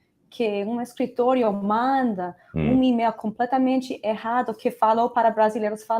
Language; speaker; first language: Portuguese; non-native, fluent; Spanish